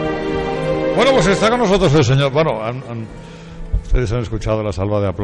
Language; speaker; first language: Spanish; native; Spanish